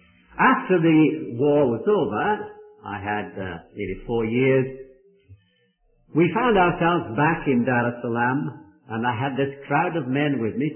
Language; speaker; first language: English; native; English